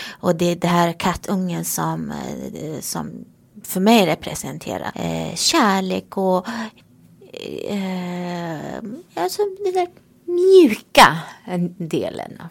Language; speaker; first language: Swedish; non-native, fluent; Romanian